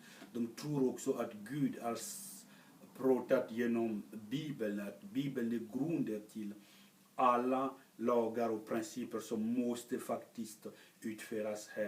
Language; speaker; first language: Swedish; non-native, fluent; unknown